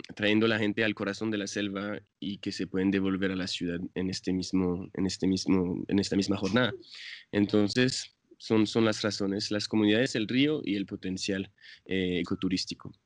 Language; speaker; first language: Spanish; non-native, fluent; French